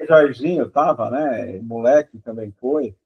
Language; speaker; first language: Portuguese; native; Portuguese